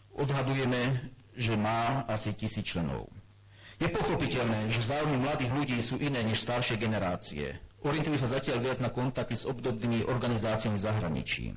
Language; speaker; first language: Slovak; non-native, local second language; German